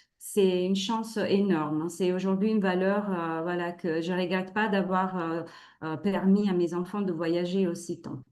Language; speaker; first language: French; non-native, fluent; Italian